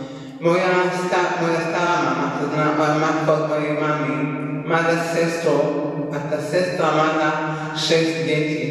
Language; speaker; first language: Slovak; early bilingual, heritage; Slovak